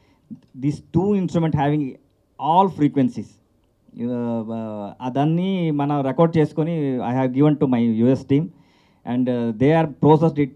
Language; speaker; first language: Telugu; non-native, local second language; Kannada